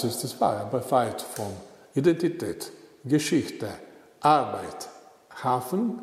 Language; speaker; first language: German; non-native, learner; Italian